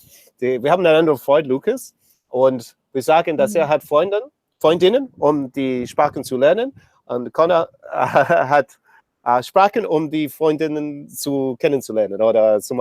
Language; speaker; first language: German; non-native, learner; English